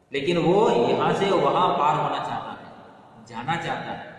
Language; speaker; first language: Hindi; non-native, local second language; Kannada